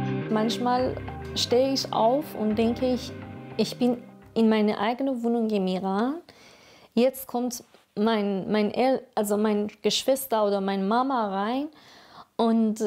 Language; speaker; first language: German; non-native, learner; Persian